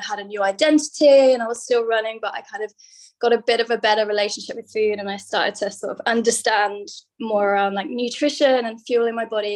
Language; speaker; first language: English; native; English